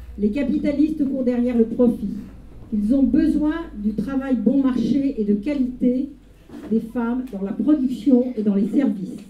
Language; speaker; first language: French; native; French